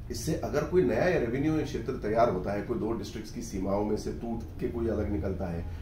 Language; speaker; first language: Hindi; non-native, local second language; Urdu